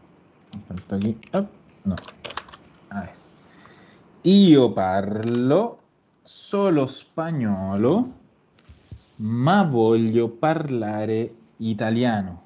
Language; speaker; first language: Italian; non-native, fluent; Spanish